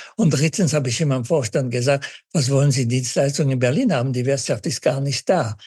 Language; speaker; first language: German; native; German